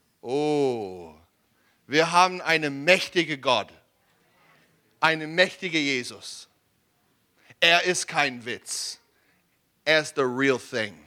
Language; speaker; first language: German; non-native, learner; English